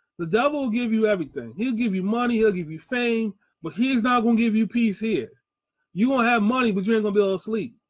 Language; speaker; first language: English; native; English